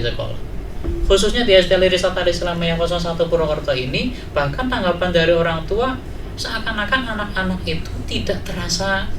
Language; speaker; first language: Indonesian; native; Indonesian